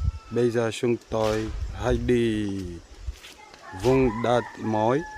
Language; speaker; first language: Vietnamese; non-native, learner; Portuguese